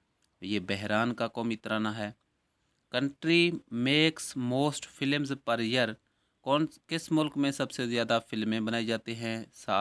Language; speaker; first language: Urdu; native; Urdu